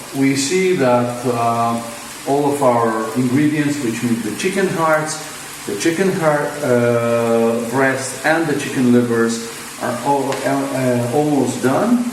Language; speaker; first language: English; non-native, fluent; Hebrew